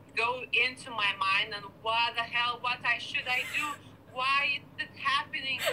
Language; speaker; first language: English; non-native, fluent; Lithuanian